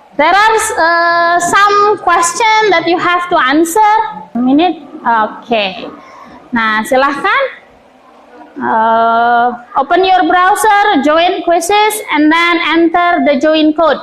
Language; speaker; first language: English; non-native, fluent; Indonesian